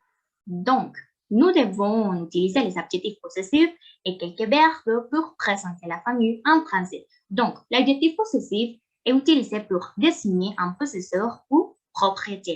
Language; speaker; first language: French; non-native, fluent; Spanish